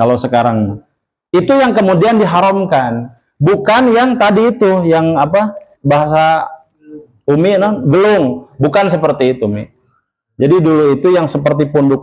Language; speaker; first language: Indonesian; non-native, local second language; Sundanese